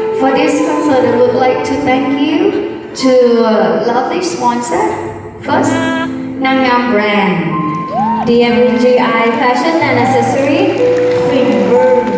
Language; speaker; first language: English; non-native, learner; Thai